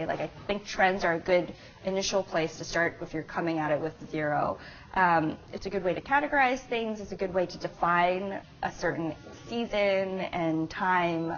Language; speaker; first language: English; native; English